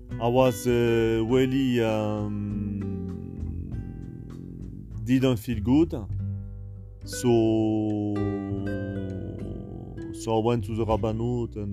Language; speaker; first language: English; non-native, learner; French